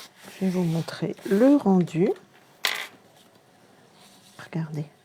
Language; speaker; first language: French; native; French